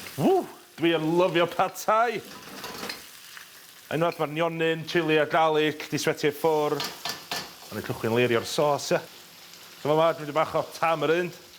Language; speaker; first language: Welsh; native; Welsh